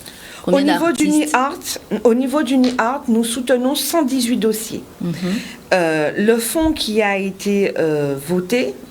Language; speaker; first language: French; native; French